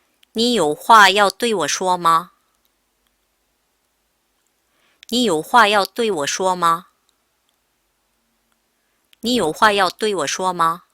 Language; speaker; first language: Chinese; non-native, fluent; Korean